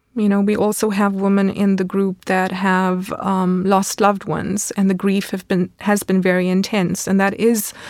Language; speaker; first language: English; native; English